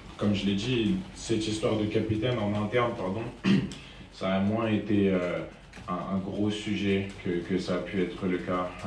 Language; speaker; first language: French; native; French